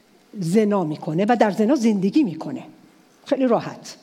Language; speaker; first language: Persian; native; Persian